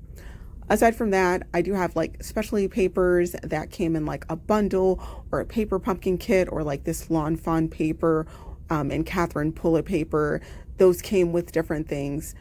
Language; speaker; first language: English; native; English